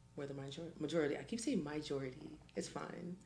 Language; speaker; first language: English; native; English